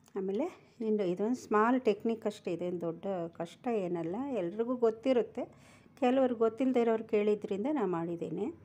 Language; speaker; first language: Kannada; non-native, local second language; Telugu